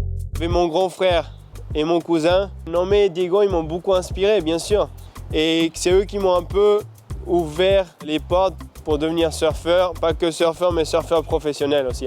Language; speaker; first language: French; early bilingual, heritage; French